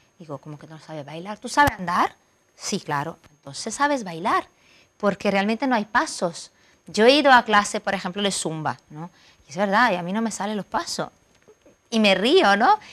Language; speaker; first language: Spanish; non-native, fluent; Italian